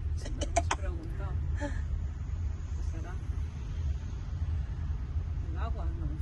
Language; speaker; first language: Spanish; non-native, learner; Filipino